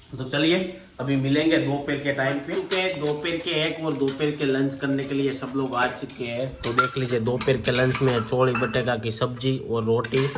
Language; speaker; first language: Hindi; non-native, local second language; Gujarati